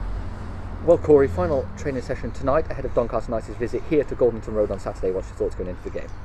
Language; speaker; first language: English; native; English